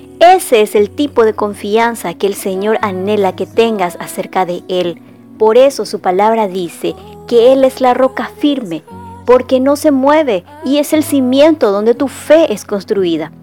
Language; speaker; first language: Spanish; native; Spanish